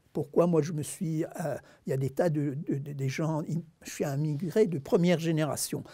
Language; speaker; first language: French; non-native, fluent; Turkish